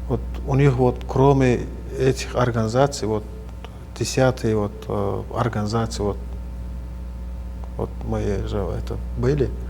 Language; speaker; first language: Russian; non-native, fluent; Turkmen